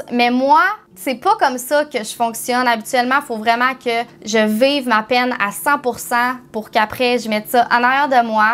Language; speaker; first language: French; native; French